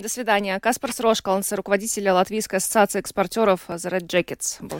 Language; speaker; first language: Russian; native; Russian